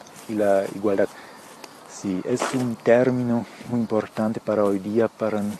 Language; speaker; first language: Spanish; early bilingual, heritage; Spanish